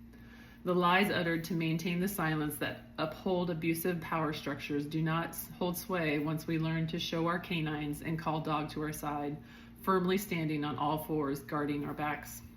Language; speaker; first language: English; native; English